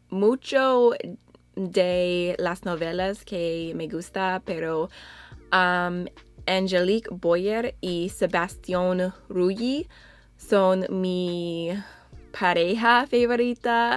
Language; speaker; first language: Spanish; non-native, learner; English